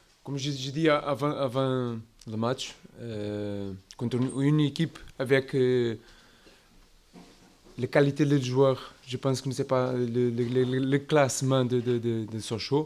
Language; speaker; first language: French; non-native, learner; Portuguese